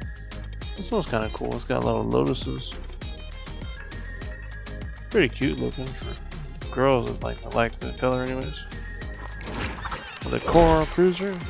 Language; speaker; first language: English; native; English